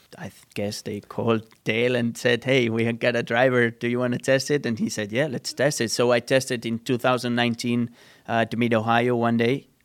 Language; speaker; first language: English; non-native, fluent; Spanish